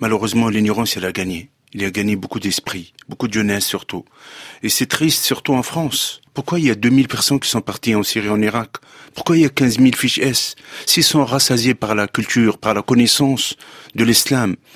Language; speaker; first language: French; non-native, local second language; Arabic